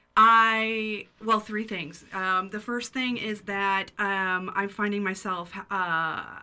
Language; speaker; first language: English; native; English